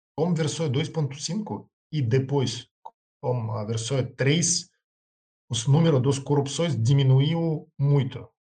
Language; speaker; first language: Portuguese; non-native, learner; Russian